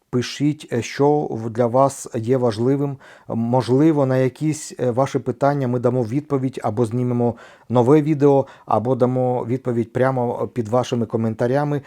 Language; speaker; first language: Ukrainian; native; Ukrainian